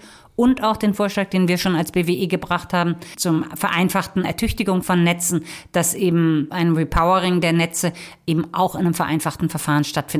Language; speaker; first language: German; native; German